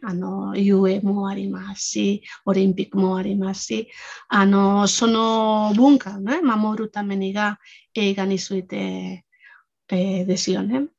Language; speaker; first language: Japanese; non-native, fluent; Spanish